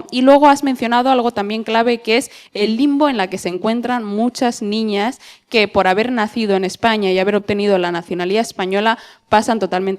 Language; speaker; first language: Spanish; native; Spanish